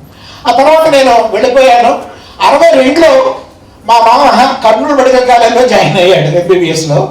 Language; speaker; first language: Telugu; native; Telugu